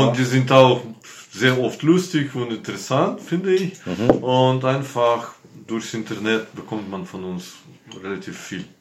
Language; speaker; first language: German; non-native, fluent; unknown